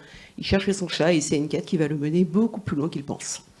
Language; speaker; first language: French; native; French